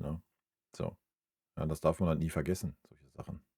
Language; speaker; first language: German; native; German